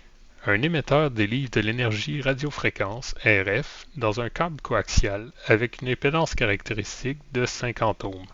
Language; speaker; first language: French; native; French